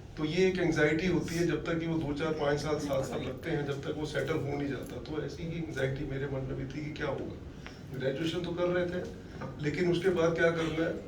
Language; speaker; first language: Hindi; native; Hindi